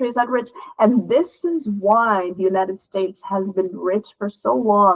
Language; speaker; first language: English; non-native, fluent; Portuguese